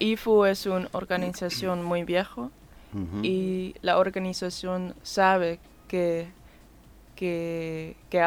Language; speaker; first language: Spanish; non-native, learner; Dutch